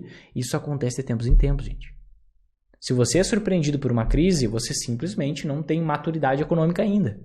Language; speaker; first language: Portuguese; native; Portuguese